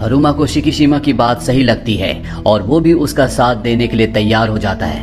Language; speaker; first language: Hindi; native; Hindi